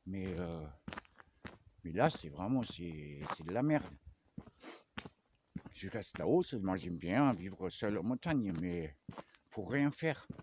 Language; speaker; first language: French; non-native, fluent; German